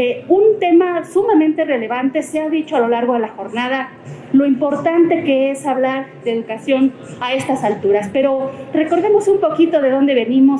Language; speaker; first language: Spanish; native; Spanish